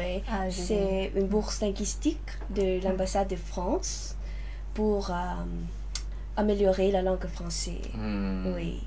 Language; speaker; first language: French; non-native, learner; Lao